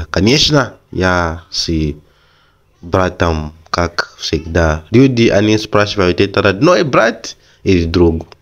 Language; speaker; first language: Russian; non-native, fluent; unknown